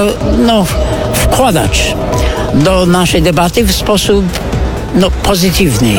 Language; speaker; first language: Polish; non-native, fluent; English